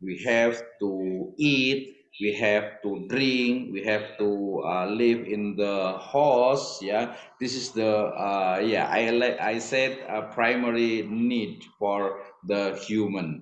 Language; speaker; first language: English; non-native, learner; Indonesian